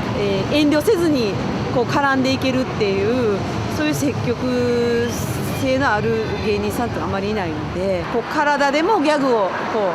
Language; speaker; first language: Japanese; native; Japanese